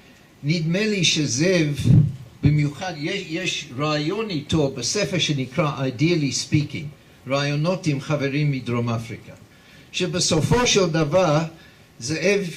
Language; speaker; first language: Hebrew; non-native, fluent; English